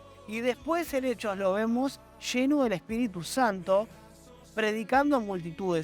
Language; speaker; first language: Spanish; native; Spanish